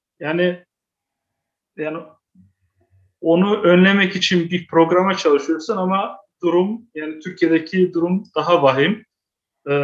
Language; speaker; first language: Turkish; early bilingual, heritage; Turkish